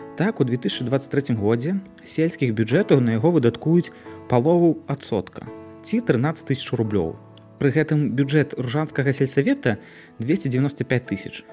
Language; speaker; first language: Belarusian; native; Belarusian